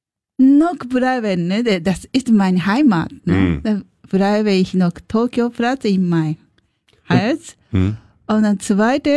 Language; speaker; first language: German; non-native, learner; Japanese